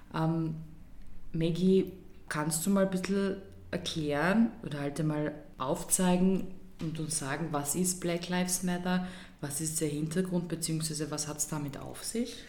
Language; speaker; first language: German; early bilingual, other home language; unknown